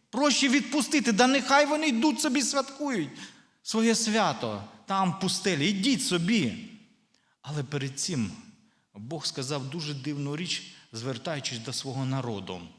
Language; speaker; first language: Ukrainian; non-native, local second language; Russian